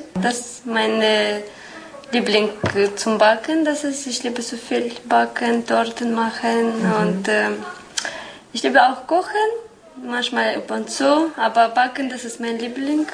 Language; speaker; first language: German; non-native, learner; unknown